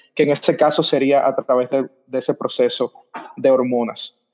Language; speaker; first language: Spanish; native; Spanish